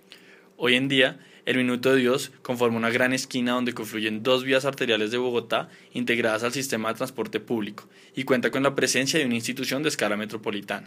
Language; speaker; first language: Spanish; native; Spanish